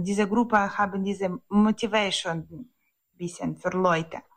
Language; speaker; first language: German; non-native, learner; Ukrainian